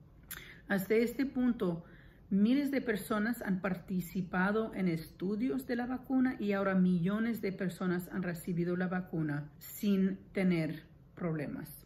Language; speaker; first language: Spanish; non-native, fluent; English